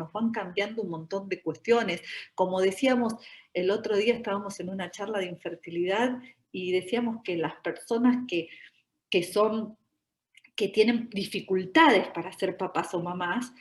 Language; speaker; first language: Spanish; native; Spanish